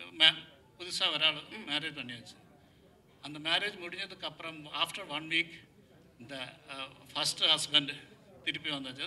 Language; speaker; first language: Tamil; non-native, learner; Malayalam